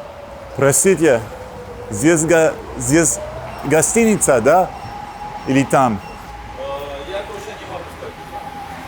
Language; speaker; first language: Russian; non-native, learner; English